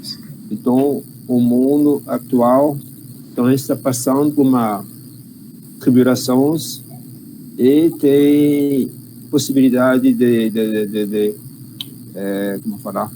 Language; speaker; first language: Portuguese; non-native, learner; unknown